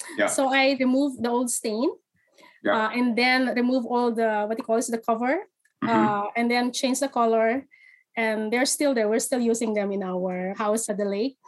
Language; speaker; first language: English; non-native, local second language; Filipino